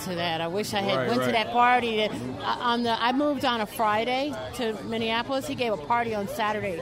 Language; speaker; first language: English; native; English